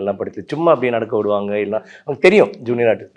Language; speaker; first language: Tamil; native; Tamil